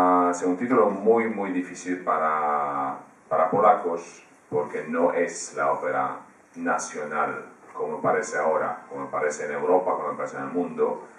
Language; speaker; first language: Spanish; non-native, fluent; Polish